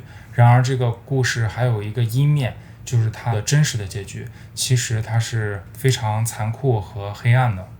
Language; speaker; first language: Chinese; native; Chinese